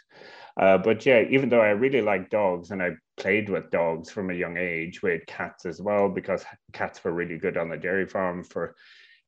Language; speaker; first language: English; native; English